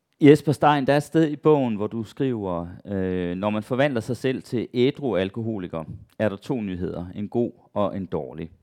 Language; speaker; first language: Danish; native; Danish